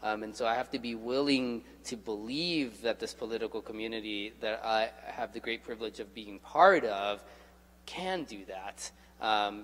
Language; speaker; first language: English; native; English